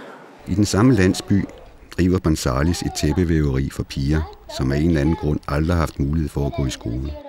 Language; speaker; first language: Danish; native; Danish